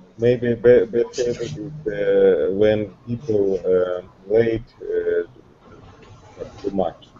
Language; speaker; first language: English; non-native, learner; Russian